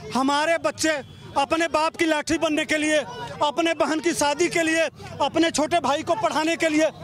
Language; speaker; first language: Hindi; native; Hindi